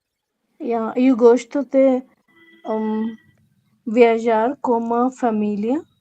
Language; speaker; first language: Portuguese; non-native, learner; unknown